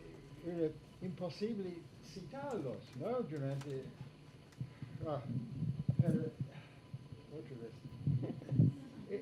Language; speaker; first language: Spanish; non-native, fluent; English